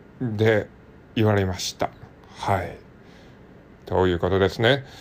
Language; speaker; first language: Japanese; non-native, learner; Cantonese